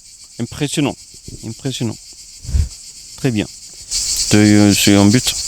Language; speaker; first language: French; non-native, learner; Swedish